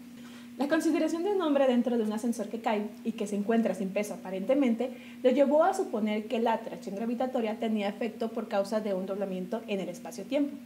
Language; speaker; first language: Spanish; native; Spanish